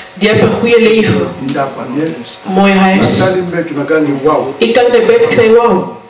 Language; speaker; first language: Dutch; non-native, learner; Lingala